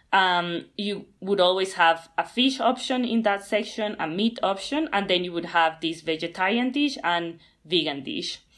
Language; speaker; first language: English; non-native, fluent; Spanish